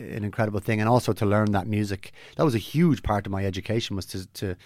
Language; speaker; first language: English; native; English